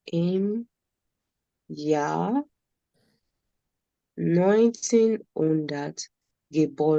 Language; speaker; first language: German; non-native, fluent; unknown